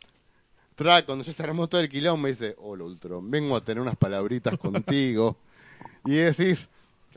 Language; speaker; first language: Spanish; native; Spanish